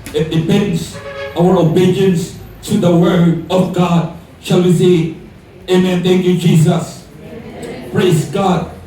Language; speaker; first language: English; non-native, local second language; Filipino